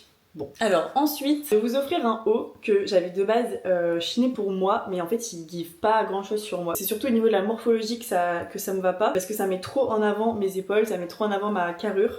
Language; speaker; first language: French; native; French